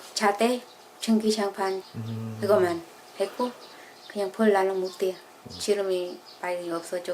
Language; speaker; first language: Korean; non-native, learner; Khmer